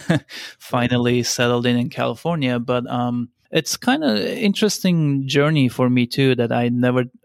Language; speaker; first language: English; non-native, fluent; Turkish